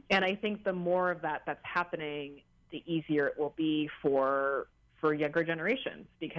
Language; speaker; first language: English; native; English